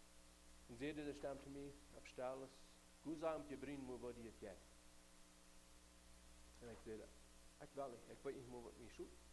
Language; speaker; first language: German; non-native, learner; Plautdietsch